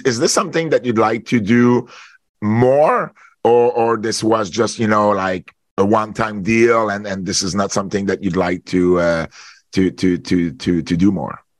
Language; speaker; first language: English; non-native, fluent; French